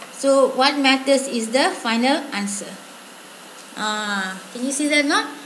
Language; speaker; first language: English; non-native, local second language; Malay